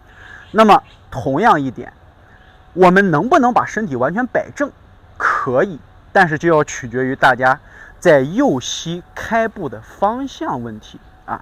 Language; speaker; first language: Chinese; native; Chinese